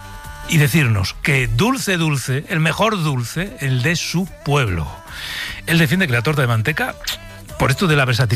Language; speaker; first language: Spanish; native; Spanish